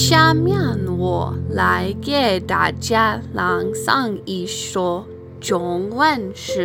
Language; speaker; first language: Chinese; non-native, learner; English